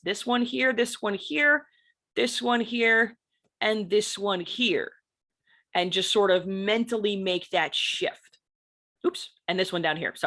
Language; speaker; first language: English; native; English